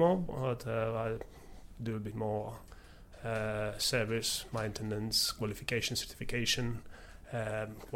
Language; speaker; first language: English; non-native, fluent; Latvian